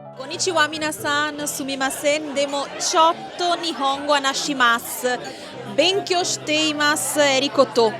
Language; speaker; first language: Japanese; non-native, learner; Italian